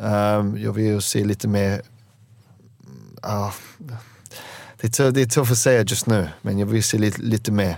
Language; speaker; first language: Swedish; non-native, learner; English